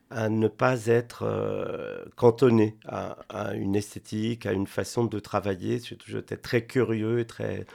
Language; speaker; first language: French; non-native, fluent; Spanish